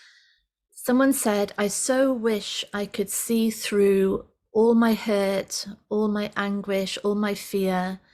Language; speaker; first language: English; native; English